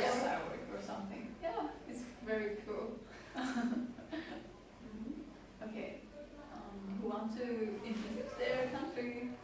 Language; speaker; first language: English; non-native, learner; Chinese